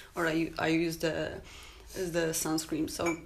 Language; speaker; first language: English; non-native, fluent; Polish